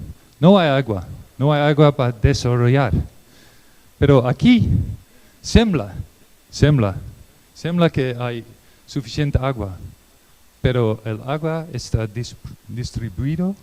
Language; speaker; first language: Spanish; non-native, learner; Dutch